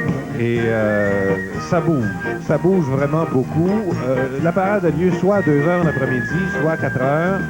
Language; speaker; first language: French; native; French